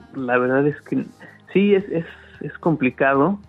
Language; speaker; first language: Spanish; native; Spanish